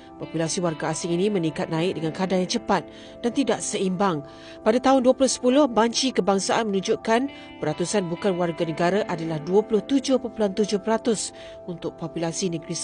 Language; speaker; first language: Malay; native; Malay